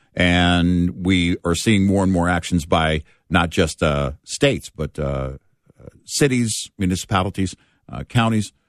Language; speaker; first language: English; native; English